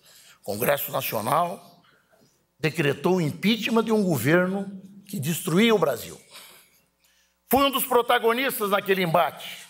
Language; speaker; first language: Portuguese; native; Portuguese